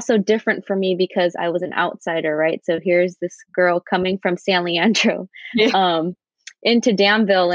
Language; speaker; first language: English; native; English